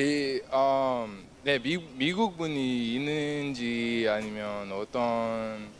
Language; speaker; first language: Korean; non-native, learner; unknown